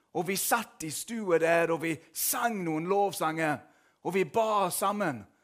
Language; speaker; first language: Norwegian; non-native, fluent; English